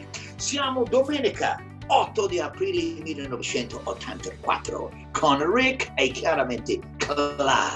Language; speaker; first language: Italian; native; Italian